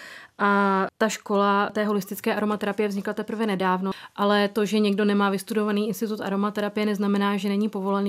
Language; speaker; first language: Czech; native; Czech